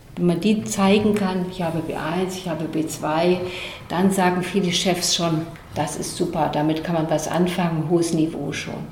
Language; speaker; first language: German; native; German